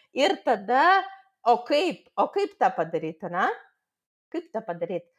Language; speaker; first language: Lithuanian; non-native, local second language; Russian